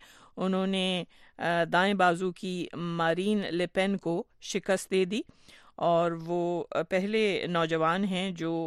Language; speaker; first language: Urdu; native; Urdu